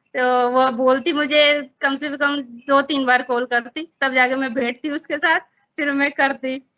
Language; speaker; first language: Hindi; native; Hindi